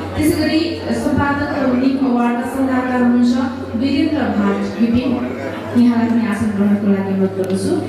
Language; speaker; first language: Nepali; native; Nepali